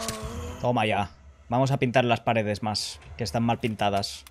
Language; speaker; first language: Spanish; native; Spanish